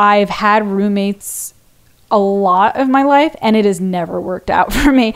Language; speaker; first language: English; native; English